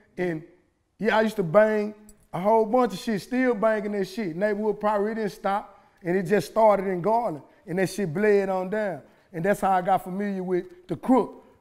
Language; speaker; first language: English; native; English